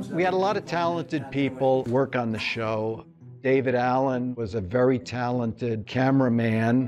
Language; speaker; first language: English; native; English